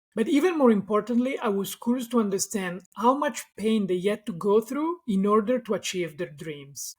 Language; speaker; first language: English; non-native, fluent; Italian